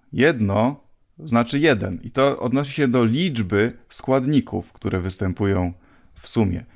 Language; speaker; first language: Polish; native; Polish